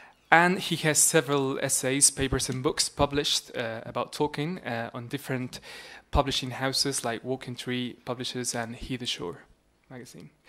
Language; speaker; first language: English; non-native, fluent; Spanish